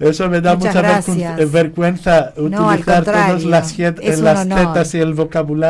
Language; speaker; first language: Spanish; non-native, fluent; Greek